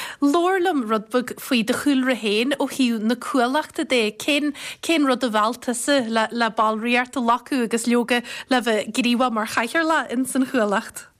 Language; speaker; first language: Irish; native; Irish